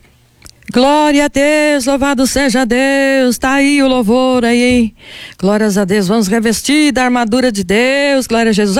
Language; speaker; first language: Portuguese; native; Portuguese